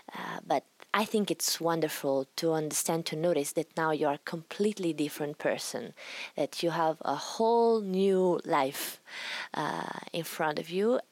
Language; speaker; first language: English; non-native, fluent; Italian